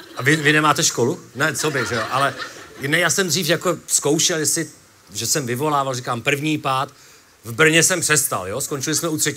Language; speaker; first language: Czech; native; Czech